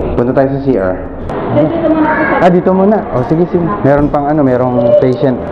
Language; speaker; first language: Filipino; native; Filipino